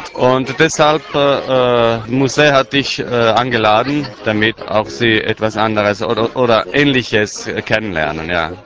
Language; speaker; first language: German; non-native, learner; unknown